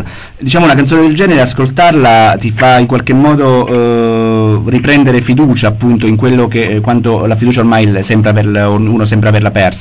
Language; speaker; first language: Italian; native; Italian